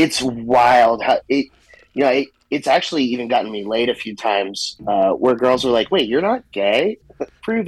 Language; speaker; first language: English; native; English